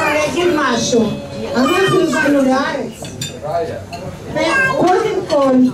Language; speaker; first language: Hebrew; non-native, fluent; Russian